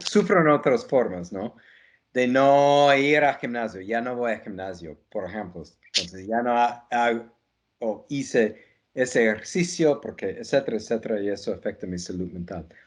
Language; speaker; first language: Spanish; non-native, fluent; English